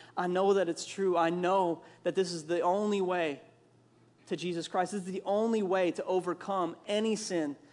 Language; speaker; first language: English; native; English